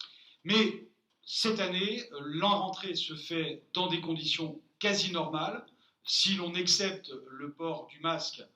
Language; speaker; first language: French; native; French